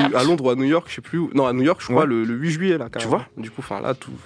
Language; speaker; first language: French; native; French